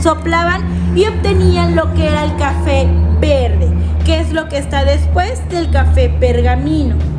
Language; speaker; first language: Spanish; native; Spanish